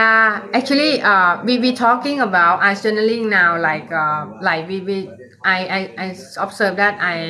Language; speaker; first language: English; non-native, learner; Thai